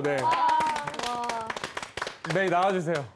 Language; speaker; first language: Korean; native; Korean